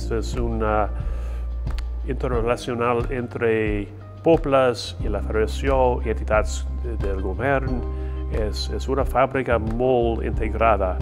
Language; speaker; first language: Catalan; non-native, fluent; English